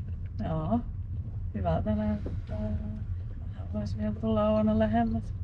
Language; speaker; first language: Finnish; native; Finnish